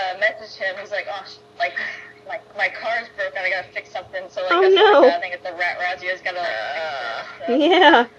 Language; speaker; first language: English; native; English